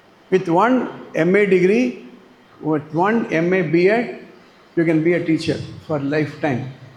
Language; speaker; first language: English; non-native, local second language; Tamil